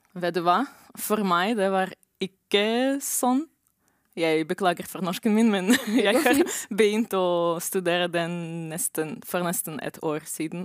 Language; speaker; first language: Norwegian; non-native, learner; Romanian